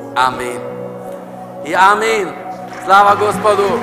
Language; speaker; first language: Russian; non-native, fluent; Norwegian